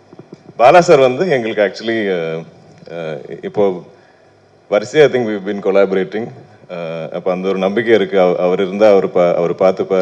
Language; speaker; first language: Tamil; non-native, local second language; Malayalam